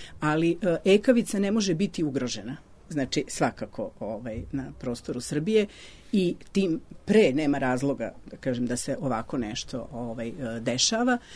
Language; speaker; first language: Serbian; native; Serbian